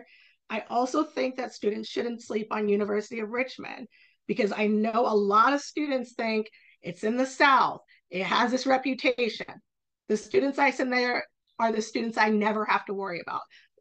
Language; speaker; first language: English; native; English